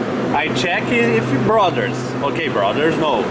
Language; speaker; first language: English; non-native, learner; Portuguese